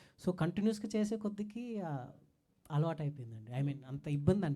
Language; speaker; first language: Telugu; native; Telugu